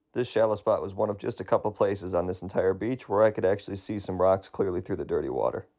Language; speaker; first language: English; native; English